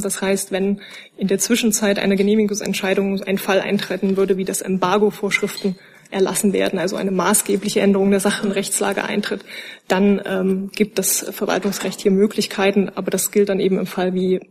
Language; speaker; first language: German; native; German